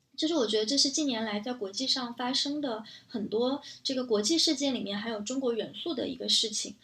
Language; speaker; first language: Chinese; native; Chinese